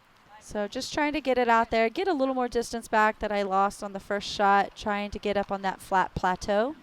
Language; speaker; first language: English; native; English